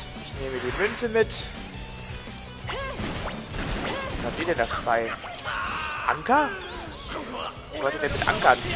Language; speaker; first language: German; native; German